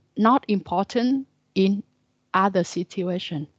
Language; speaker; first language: English; non-native, fluent; Vietnamese